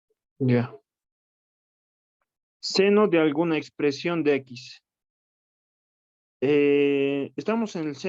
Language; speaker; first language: Spanish; native; Spanish